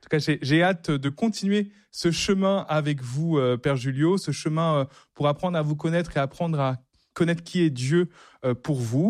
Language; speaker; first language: French; native; French